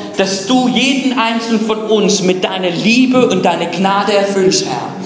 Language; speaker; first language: German; non-native, fluent; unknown